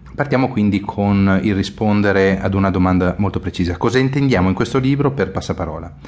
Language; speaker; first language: Italian; native; Italian